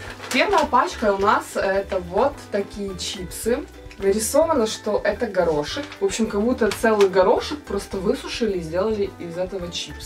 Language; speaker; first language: Russian; native; Russian